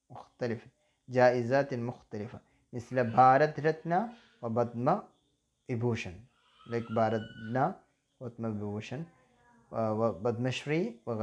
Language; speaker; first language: Arabic; non-native, fluent; Malayalam